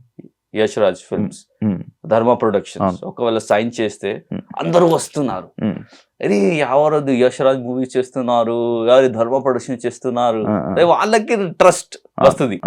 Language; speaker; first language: Telugu; non-native, local second language; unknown